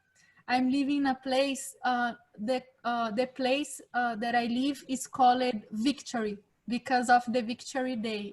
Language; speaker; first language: English; non-native, fluent; Portuguese